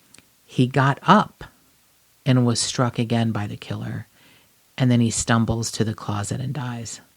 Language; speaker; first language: English; native; English